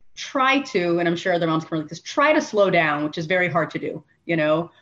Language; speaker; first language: English; native; English